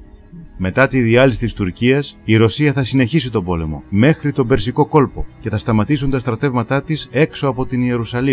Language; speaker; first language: Greek; native; Greek